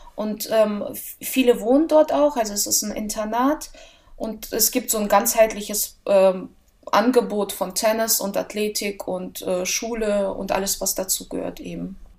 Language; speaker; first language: German; early bilingual, other home language; Russian